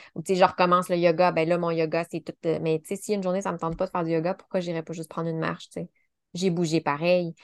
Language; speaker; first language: French; native; French